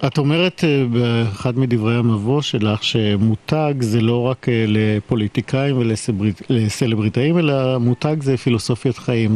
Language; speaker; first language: Hebrew; native; Hebrew